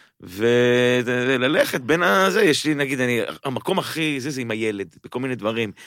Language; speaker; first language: Hebrew; native; Hebrew